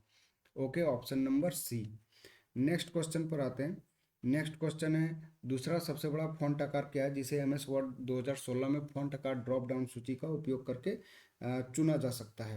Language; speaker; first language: Hindi; native; Hindi